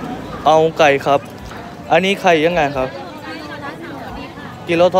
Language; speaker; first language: Thai; non-native, fluent; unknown